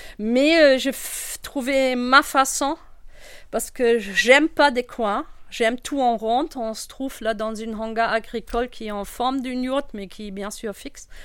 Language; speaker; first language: French; non-native, fluent; German